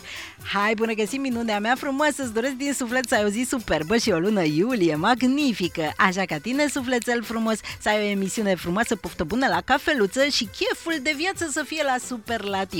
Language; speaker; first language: Romanian; native; Romanian